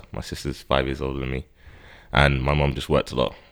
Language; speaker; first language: English; native; English